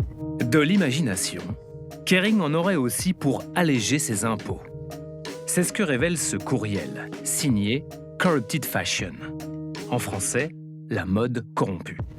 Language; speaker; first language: French; native; French